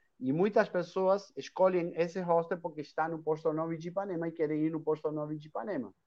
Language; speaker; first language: Portuguese; non-native, fluent; Spanish